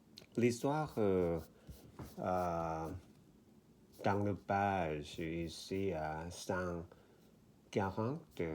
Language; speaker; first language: French; non-native, learner; Korean